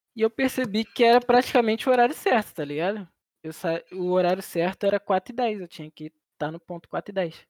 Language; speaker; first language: Portuguese; native; Portuguese